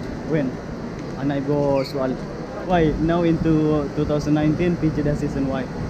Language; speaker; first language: English; non-native, learner; Indonesian